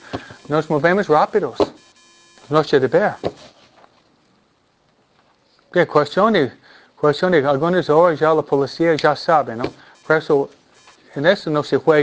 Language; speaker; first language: Spanish; non-native, fluent; English